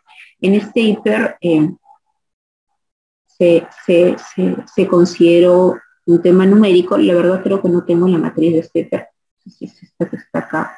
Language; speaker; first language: Spanish; native; Spanish